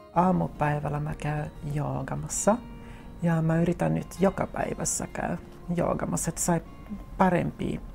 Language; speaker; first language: Finnish; non-native, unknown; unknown